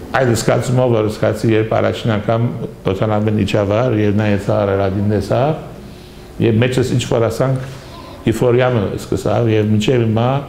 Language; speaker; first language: Armenian; early bilingual, heritage; Armenian